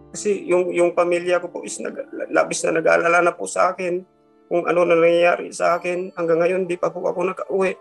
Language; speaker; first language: Filipino; non-native, local second language; Cebuano